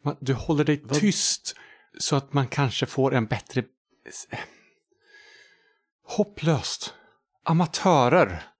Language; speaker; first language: Swedish; native; Swedish